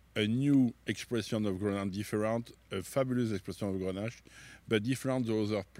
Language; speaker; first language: English; non-native, learner; French